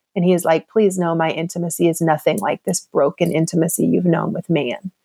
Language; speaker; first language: English; native; English